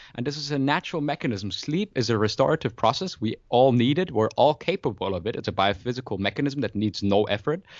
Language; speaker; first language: English; non-native, fluent; German